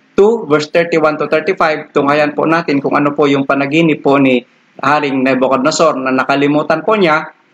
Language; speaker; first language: Filipino; non-native, local second language; Iloko